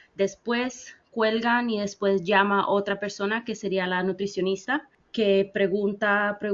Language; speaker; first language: Spanish; early bilingual, heritage; Spanish